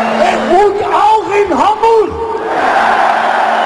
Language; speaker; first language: German; non-native, learner; Dutch